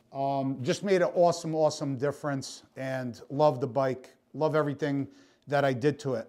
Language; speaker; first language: English; native; English